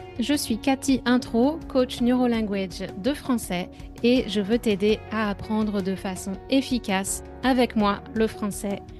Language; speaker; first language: French; native; French